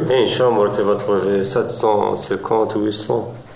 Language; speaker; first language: French; non-native, learner; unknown